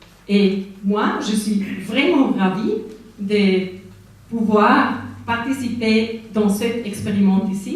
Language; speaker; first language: French; non-native, fluent; Spanish